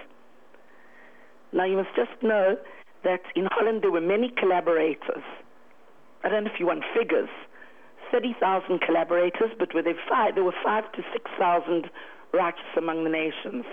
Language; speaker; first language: English; native; English